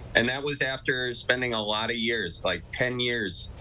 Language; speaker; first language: English; native; English